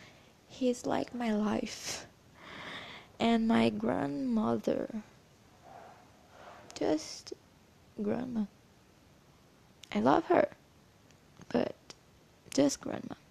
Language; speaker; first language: English; non-native, learner; Portuguese